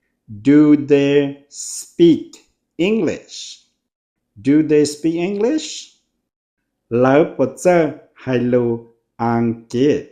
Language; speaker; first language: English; non-native, fluent; Hmong